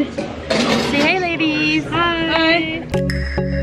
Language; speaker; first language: English; native; English